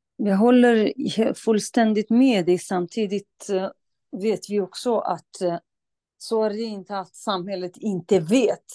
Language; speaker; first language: Swedish; non-native, fluent; Kurdish